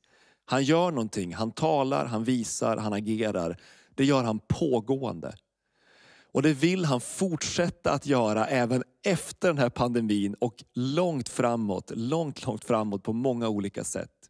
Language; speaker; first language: Swedish; native; Swedish